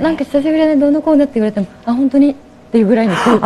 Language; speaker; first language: Japanese; native; Japanese